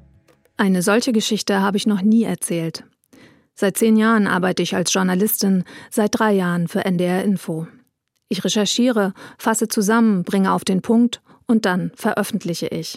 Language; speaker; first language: German; native; German